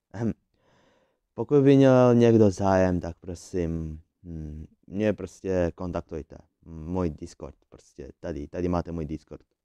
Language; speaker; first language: Czech; early bilingual, other home language; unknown